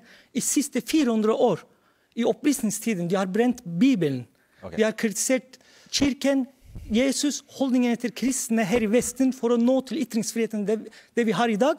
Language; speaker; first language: Norwegian; non-native, fluent; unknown